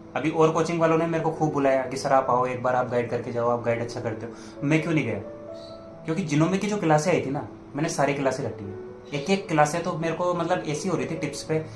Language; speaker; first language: Hindi; native; Hindi